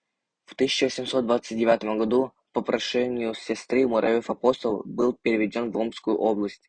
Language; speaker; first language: Russian; non-native, local second language; Yakut